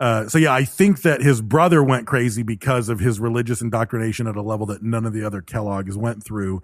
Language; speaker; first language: English; native; English